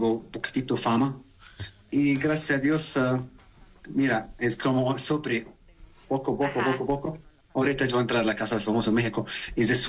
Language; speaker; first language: Spanish; non-native, learner; Arabic